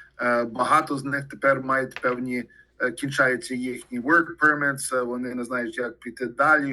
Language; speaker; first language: Ukrainian; early bilingual, heritage; Ukrainian